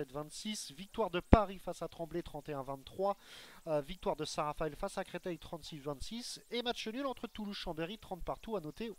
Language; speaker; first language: French; native; French